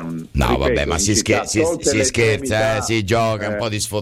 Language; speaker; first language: Italian; native; Italian